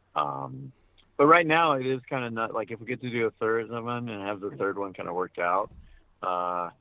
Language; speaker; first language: English; native; English